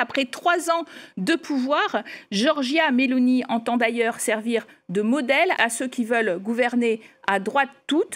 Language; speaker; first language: French; native; French